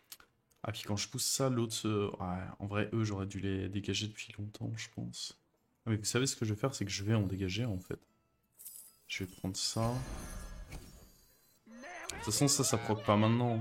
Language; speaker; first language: French; native; French